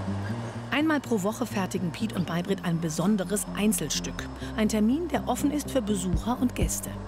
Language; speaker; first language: German; native; German